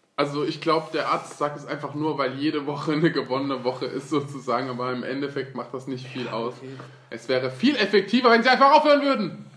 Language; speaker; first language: German; early bilingual, other home language; Turkish